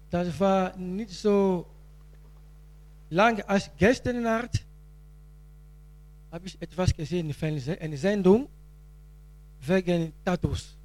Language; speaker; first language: German; non-native, learner; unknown